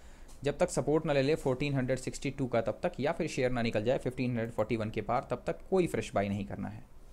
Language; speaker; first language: Hindi; native; Hindi